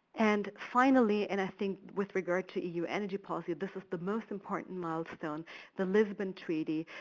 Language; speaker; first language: English; non-native, fluent; German